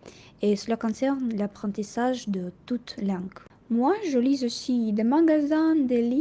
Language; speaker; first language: French; non-native, learner; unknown